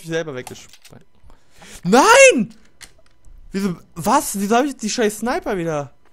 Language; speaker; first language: German; native; German